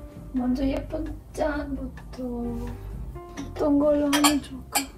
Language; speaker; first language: Korean; non-native, fluent; Romanian